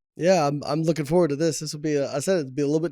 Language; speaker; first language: English; native; English